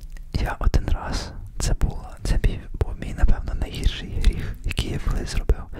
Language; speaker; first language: Ukrainian; early bilingual, heritage; Ukrainian